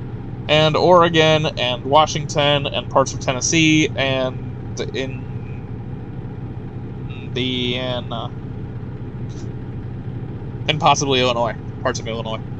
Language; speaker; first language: English; native; English